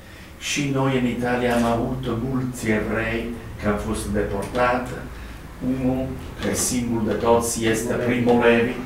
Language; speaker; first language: Romanian; non-native, learner; Italian